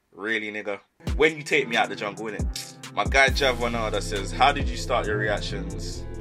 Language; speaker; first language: English; native; English